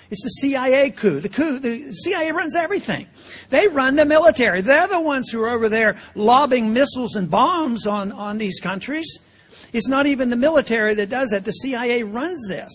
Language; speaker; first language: English; native; English